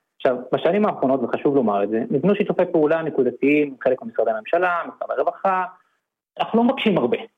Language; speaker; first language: Hebrew; native; Hebrew